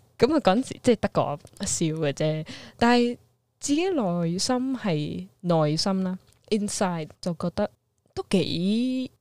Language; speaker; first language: Cantonese; early bilingual, heritage; Cantonese